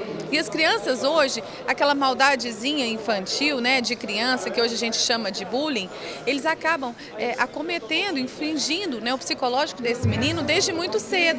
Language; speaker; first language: Portuguese; native; Portuguese